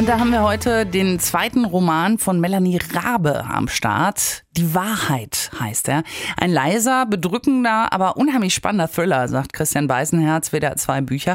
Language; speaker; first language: German; native; German